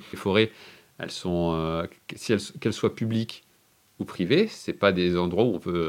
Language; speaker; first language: French; native; French